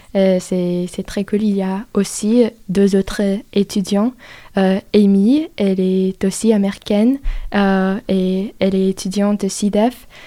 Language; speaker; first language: French; non-native, learner; English